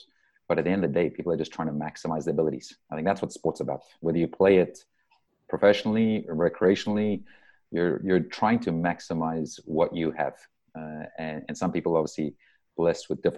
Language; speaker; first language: English; native; English